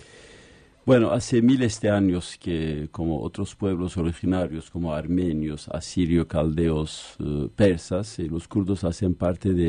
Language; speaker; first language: Spanish; non-native, fluent; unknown